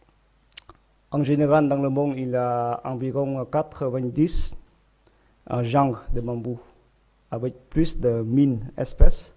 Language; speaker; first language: French; non-native, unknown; Vietnamese